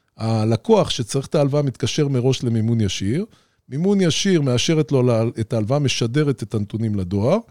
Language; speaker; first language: Hebrew; native; Hebrew